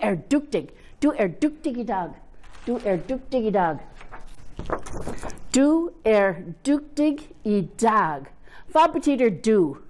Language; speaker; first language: Swedish; non-native, fluent; English